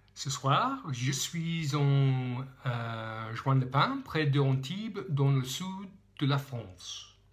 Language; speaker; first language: French; non-native, learner; English